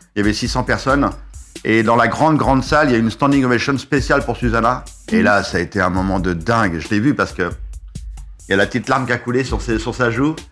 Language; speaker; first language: French; native; French